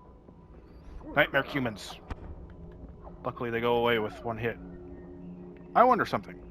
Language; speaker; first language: English; native; English